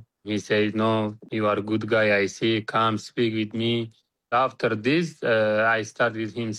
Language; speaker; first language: English; non-native, learner; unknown